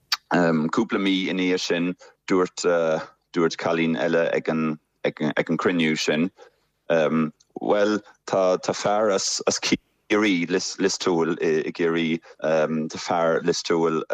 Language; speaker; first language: Irish; non-native, fluent; German